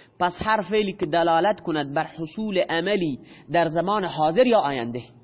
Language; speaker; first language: Persian; non-native, local second language; Baluchi